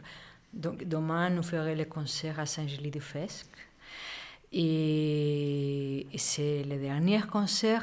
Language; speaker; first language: French; non-native, learner; Spanish